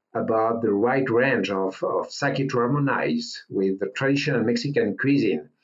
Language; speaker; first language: English; non-native, learner; French